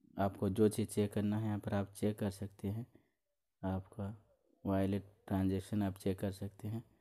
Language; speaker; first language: Hindi; native; Hindi